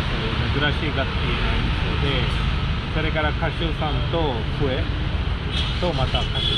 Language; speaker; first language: Japanese; non-native, fluent; Marathi